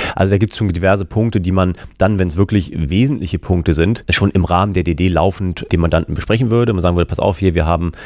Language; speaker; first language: German; native; German